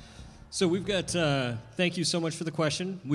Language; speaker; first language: English; native; English